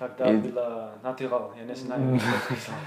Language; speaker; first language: Russian; non-native, fluent; English